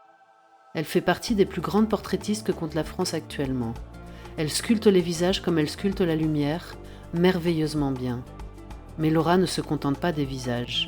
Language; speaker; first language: French; native; French